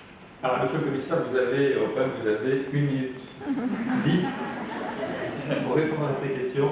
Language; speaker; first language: French; native; French